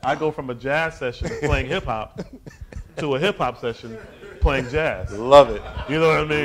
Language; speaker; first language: English; native; English